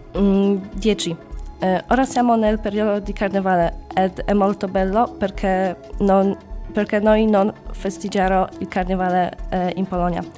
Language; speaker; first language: Italian; non-native, learner; Polish